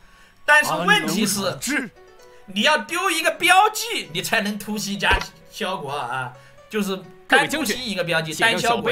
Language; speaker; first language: Chinese; native; Chinese